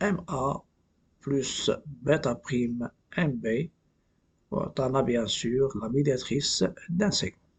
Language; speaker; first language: French; non-native, local second language; Arabic